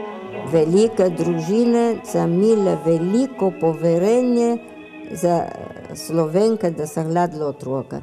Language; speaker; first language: Slovenian; early bilingual, heritage; Slovenian